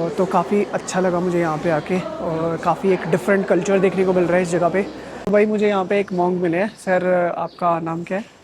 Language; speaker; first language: Hindi; native; Hindi